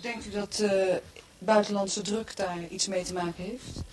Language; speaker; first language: Dutch; native; Dutch